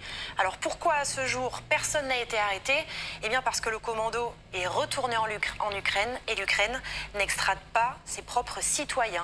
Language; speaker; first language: French; native; French